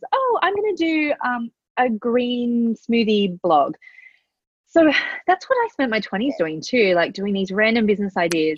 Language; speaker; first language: English; native; English